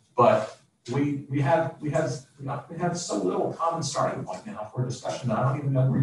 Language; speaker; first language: English; native; English